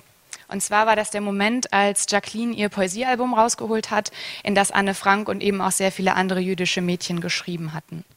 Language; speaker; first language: German; native; German